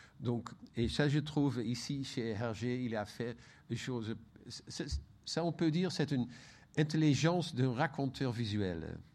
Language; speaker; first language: French; non-native, fluent; Dutch